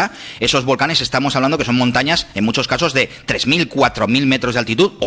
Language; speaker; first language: Spanish; native; Spanish